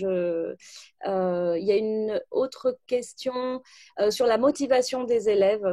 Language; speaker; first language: French; native; French